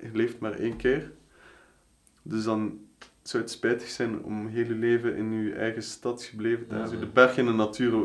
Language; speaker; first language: Dutch; native; Dutch